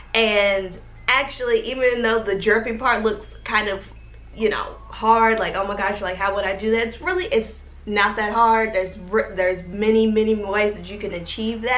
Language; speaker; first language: English; native; English